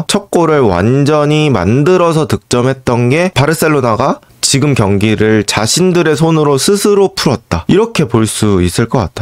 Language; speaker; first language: Korean; native; Korean